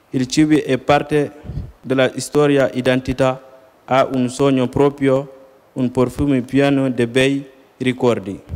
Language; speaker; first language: Italian; non-native, learner; Wolof